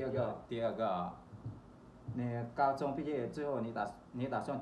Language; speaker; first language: Chinese; non-native, learner; Thai